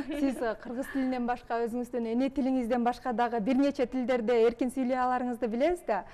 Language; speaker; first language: Kyrgyz; native; Kyrgyz